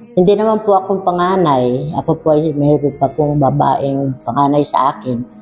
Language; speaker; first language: Filipino; non-native, local second language; Bikol